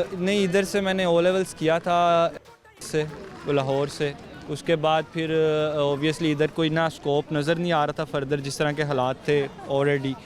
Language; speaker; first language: Urdu; non-native, local second language; Punjabi